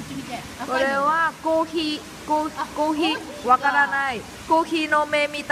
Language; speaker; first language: Japanese; non-native, learner; Vietnamese